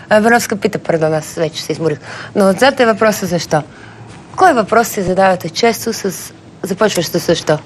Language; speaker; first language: Bulgarian; native; Bulgarian